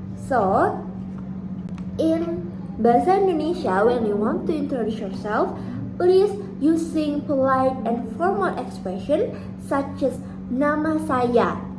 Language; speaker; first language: English; non-native, fluent; Indonesian